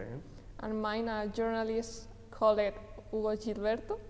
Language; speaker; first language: English; non-native, learner; Spanish